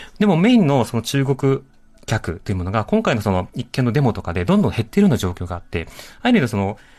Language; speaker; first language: Japanese; native; Japanese